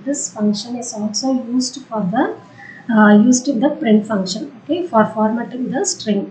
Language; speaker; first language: English; non-native, local second language; Tamil